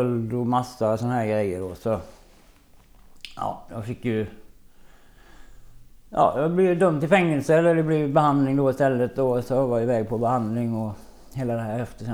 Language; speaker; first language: Swedish; native; Swedish